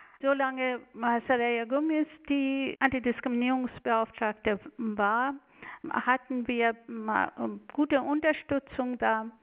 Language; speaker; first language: German; non-native, fluent; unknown